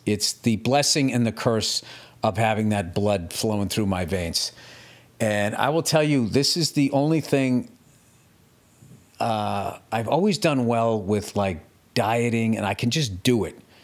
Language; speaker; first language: English; native; English